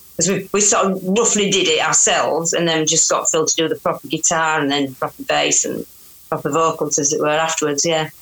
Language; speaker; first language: English; native; English